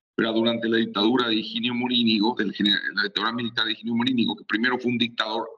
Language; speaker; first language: Spanish; native; Spanish